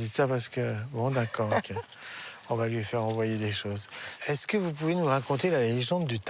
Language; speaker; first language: French; native; French